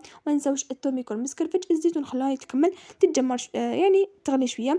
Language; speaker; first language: Arabic; native; Arabic